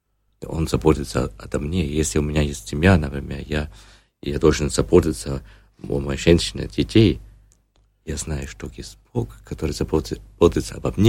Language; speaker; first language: Russian; non-native, learner; German